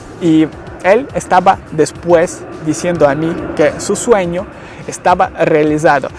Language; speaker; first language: Spanish; non-native, learner; Ukrainian